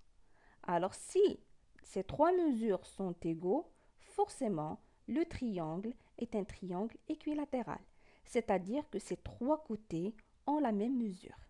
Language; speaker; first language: French; non-native, local second language; Arabic